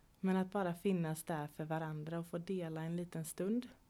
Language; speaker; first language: Swedish; native; Swedish